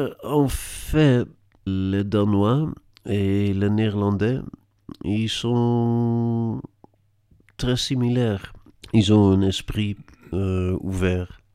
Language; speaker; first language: French; non-native, learner; Dutch